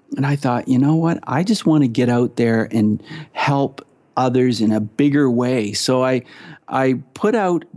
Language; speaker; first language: English; native; English